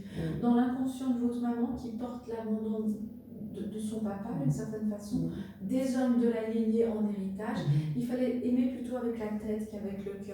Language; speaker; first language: French; native; French